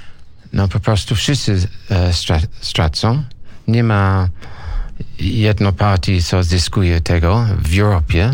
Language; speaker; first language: Polish; non-native, learner; English